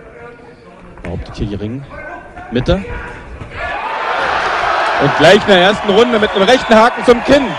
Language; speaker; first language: German; native; German